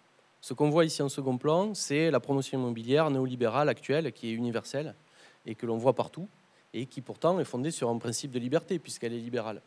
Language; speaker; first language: French; native; French